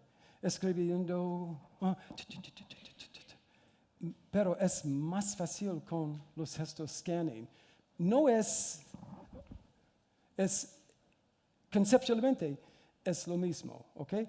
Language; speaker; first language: Spanish; non-native, learner; English